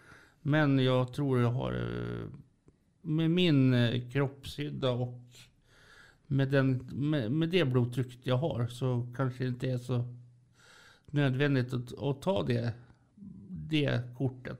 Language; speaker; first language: Swedish; native; Swedish